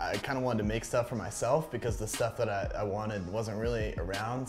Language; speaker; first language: English; native; English